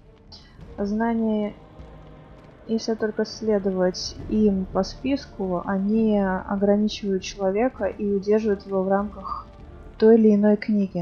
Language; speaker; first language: Russian; native; Russian